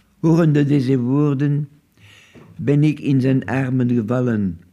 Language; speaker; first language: Dutch; non-native, local second language; French